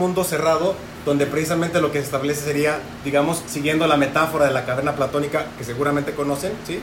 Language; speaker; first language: Spanish; native; Spanish